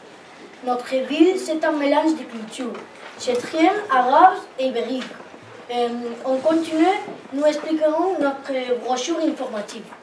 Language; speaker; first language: French; non-native, learner; Spanish